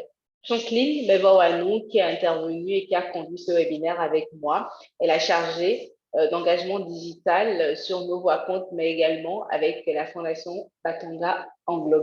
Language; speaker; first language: French; native; French